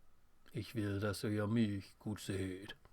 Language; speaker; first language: German; non-native, fluent; English